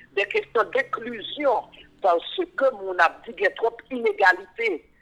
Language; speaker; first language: French; non-native, local second language; Haitian Creole